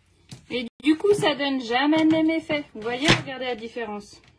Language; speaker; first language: French; native; French